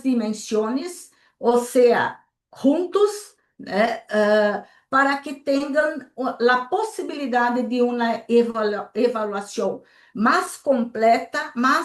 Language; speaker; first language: Spanish; non-native, local second language; Portuguese